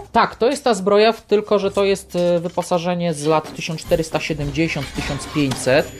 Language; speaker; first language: Polish; native; Polish